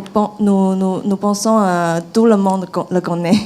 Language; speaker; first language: French; non-native, learner; Chinese